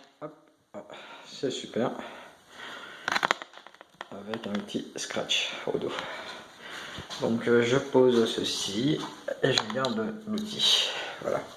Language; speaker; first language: French; native; French